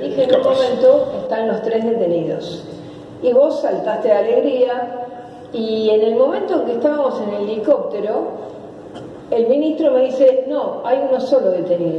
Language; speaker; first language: Spanish; native; Spanish